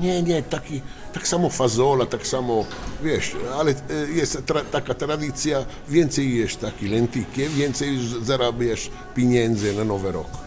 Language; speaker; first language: Polish; non-native, learner; Italian